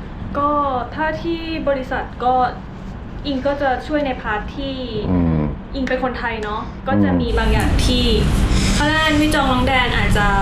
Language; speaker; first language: Thai; native; Thai